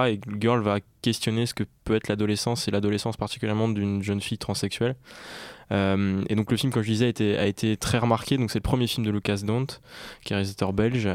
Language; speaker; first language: French; native; French